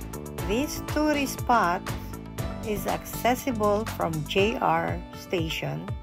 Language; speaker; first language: English; non-native, local second language; Filipino